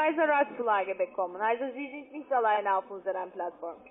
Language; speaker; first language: German; non-native, learner; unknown